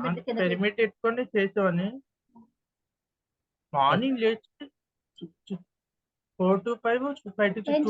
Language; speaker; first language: Telugu; native; Telugu